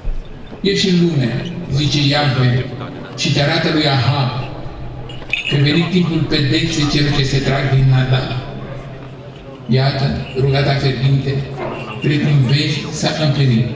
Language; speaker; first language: Romanian; native; Romanian